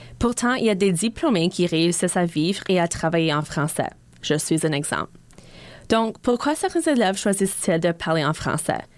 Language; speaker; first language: French; non-native, local second language; English